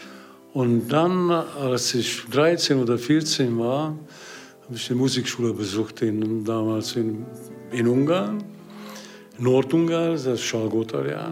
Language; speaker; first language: German; non-native, learner; Hungarian